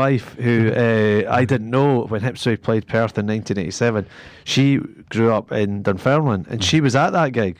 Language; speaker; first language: English; native; English